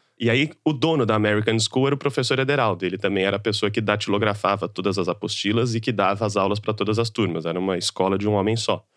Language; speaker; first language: Portuguese; native; Portuguese